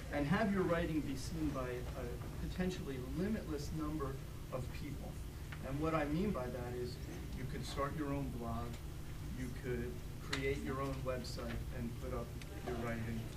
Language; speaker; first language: English; native; English